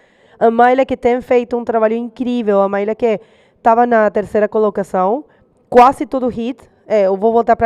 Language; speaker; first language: Portuguese; non-native, fluent; Spanish